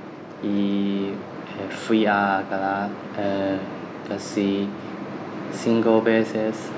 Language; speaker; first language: Spanish; non-native, learner; Chinese